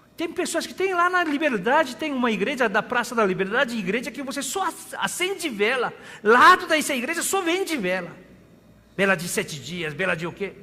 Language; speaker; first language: Portuguese; non-native, fluent; Korean